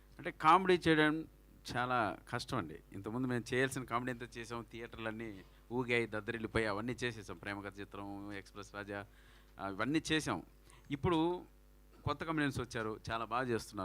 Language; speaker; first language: Telugu; native; Telugu